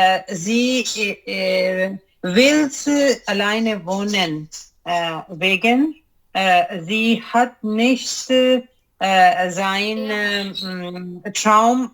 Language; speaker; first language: German; non-native, learner; Urdu